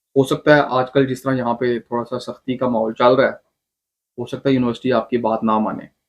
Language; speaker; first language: Urdu; non-native, local second language; Punjabi